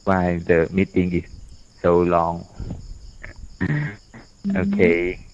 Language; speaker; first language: English; non-native, learner; Thai